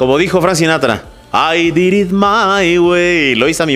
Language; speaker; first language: Spanish; native; Spanish